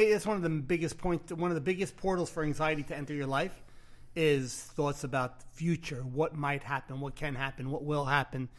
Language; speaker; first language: English; native; English